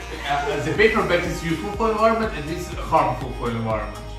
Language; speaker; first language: English; non-native, learner; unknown